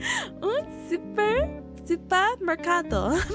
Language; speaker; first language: Spanish; non-native, learner; English